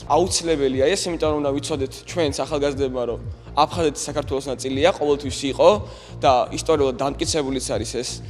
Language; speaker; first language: Georgian; native; Georgian